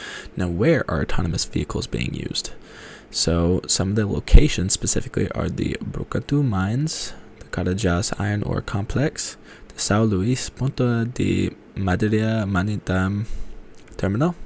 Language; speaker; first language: English; native; English